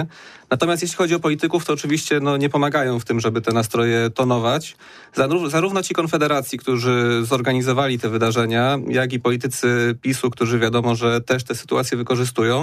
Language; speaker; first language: Polish; native; Polish